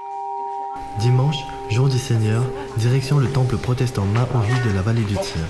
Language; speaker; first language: French; native; French